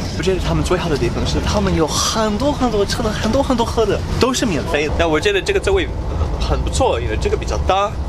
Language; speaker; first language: Chinese; non-native, learner; English